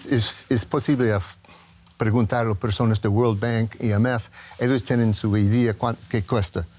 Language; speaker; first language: Spanish; non-native, learner; English